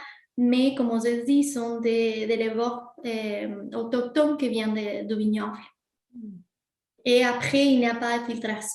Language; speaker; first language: French; non-native, fluent; Spanish